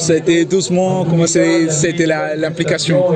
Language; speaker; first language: French; non-native, learner; Spanish